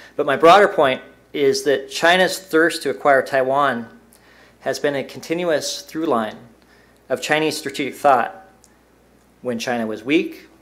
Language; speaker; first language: English; native; English